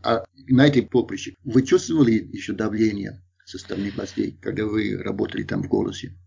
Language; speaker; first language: Russian; non-native, fluent; English